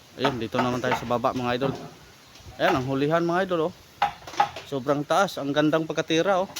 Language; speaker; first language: Filipino; native; Filipino